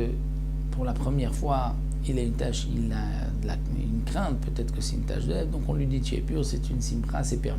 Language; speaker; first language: French; native; French